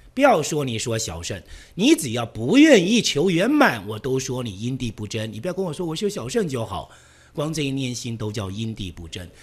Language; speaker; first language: Chinese; native; Chinese